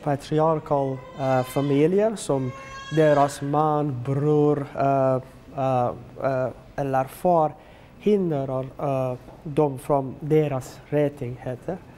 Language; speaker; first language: Swedish; non-native, learner; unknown